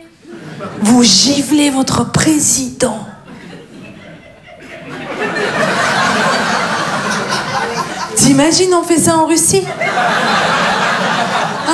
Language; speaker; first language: French; non-native, fluent; Russian